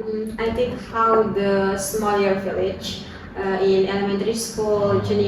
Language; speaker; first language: English; non-native, learner; Indonesian